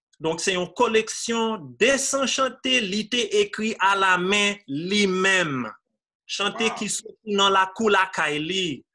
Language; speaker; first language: Haitian Creole; non-native, fluent; English